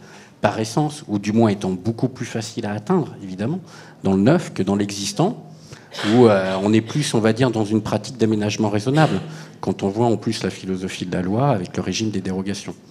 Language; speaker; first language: French; native; French